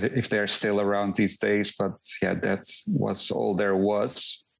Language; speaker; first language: English; non-native, fluent; Dutch